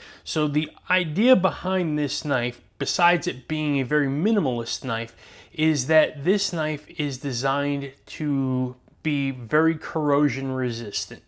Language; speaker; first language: English; native; English